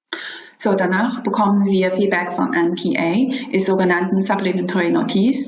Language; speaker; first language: German; non-native, fluent; Chinese